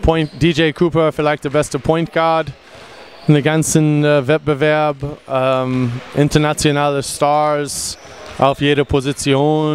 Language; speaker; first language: German; non-native, fluent; English